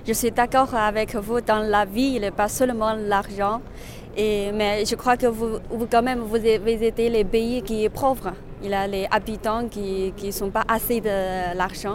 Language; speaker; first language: French; non-native, learner; Chinese